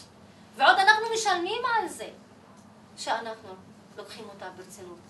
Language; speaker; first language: Hebrew; non-native, local second language; Arabic